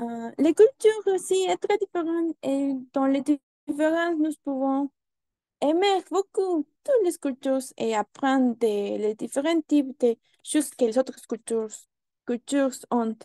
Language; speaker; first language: French; non-native, learner; Spanish